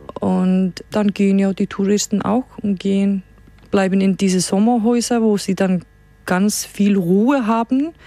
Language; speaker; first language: German; non-native, fluent; Icelandic